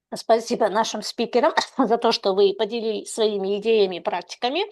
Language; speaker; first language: Russian; non-native, local second language; Kazakh